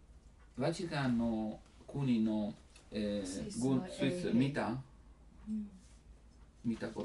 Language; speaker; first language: Japanese; non-native, learner; Italian